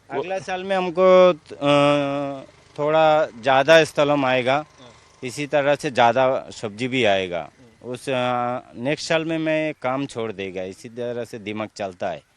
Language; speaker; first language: Hindi; non-native, local second language; Odia